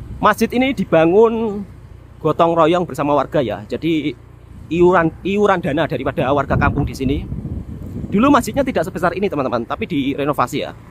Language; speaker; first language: Indonesian; native; Indonesian